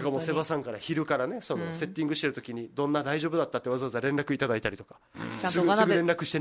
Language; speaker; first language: Japanese; native; Japanese